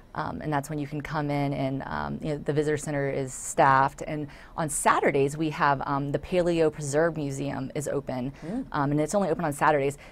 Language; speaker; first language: English; native; English